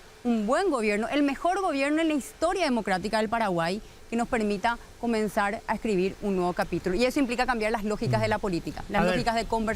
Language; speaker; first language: Spanish; native; Spanish